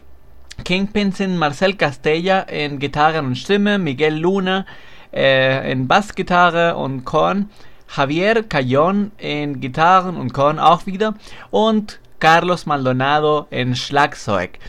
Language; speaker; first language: German; non-native, fluent; Spanish